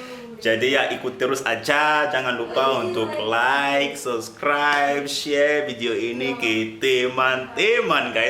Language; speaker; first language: Indonesian; non-native, fluent; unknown